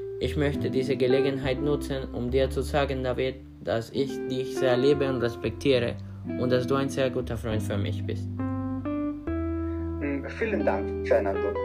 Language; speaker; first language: German; non-native, learner; Spanish